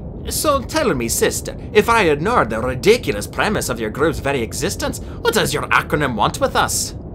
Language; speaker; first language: English; native; English